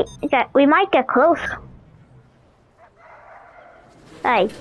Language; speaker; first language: English; native; English